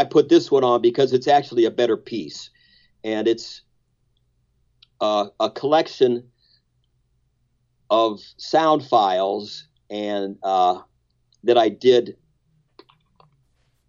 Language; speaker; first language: English; native; English